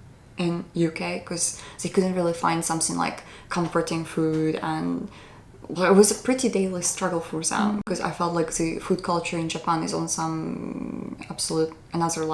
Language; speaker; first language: English; non-native, fluent; Russian